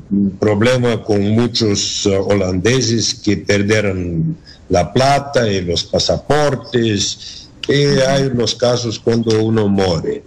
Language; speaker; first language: Spanish; non-native, learner; Bulgarian